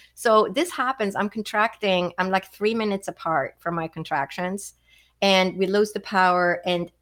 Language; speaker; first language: English; non-native, fluent; Swedish